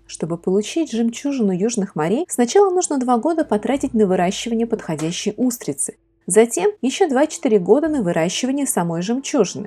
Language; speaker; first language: Russian; native; Russian